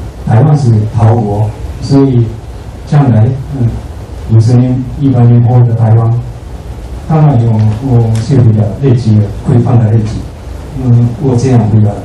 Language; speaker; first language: Chinese; non-native, fluent; Japanese